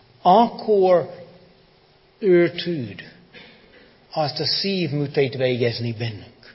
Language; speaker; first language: Hungarian; non-native, fluent; English